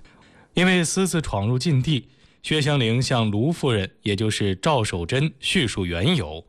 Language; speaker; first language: Chinese; native; Chinese